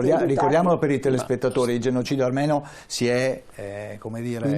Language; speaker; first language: Italian; native; Italian